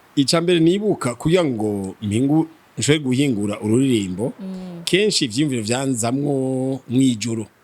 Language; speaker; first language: Rundi; native; Rundi